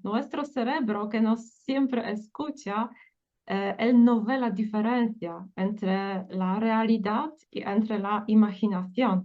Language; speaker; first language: Spanish; non-native, fluent; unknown